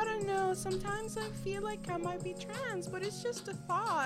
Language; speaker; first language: English; non-native, fluent; Spanish